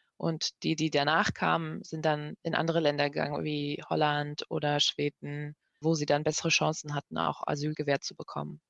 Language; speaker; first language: German; early bilingual, other home language; Persian